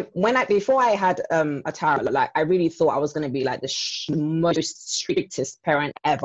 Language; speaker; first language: English; non-native, local second language; Yoruba